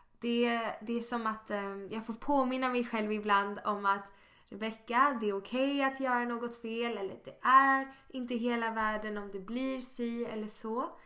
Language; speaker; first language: Swedish; native; Swedish